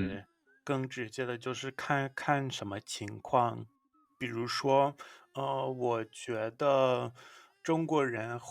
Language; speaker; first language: Chinese; non-native, fluent; English